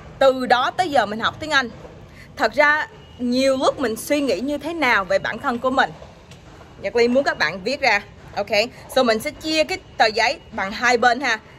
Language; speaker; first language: Vietnamese; early bilingual, heritage; Vietnamese